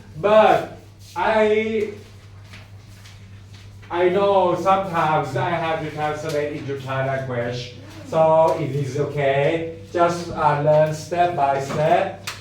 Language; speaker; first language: English; non-native, fluent; Thai